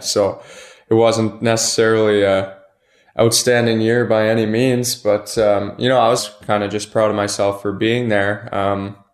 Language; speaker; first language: English; native; English